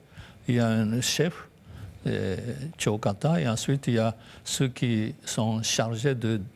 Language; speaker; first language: French; non-native, fluent; Japanese